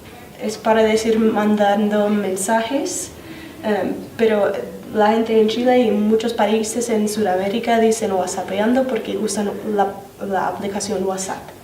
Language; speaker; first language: Spanish; non-native, learner; English